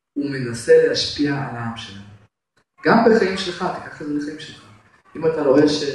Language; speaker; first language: Hebrew; non-native, fluent; Russian